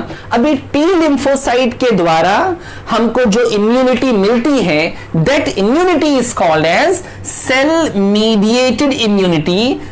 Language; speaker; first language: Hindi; native; Hindi